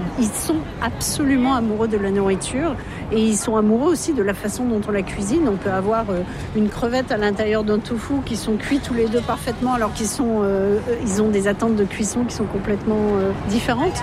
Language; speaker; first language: French; native; French